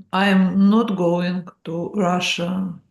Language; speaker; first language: English; non-native, learner; Russian